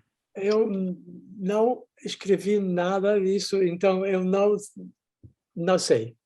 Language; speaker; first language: Portuguese; non-native, fluent; Dutch